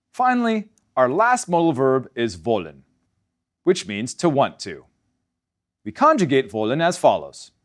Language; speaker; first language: English; native; English